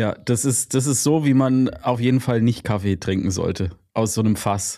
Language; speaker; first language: German; native; German